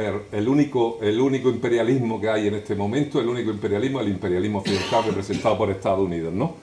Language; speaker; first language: Spanish; native; Spanish